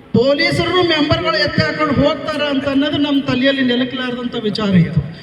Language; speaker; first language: Kannada; native; Kannada